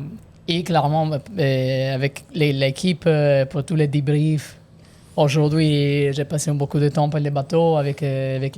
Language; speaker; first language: French; non-native, learner; Italian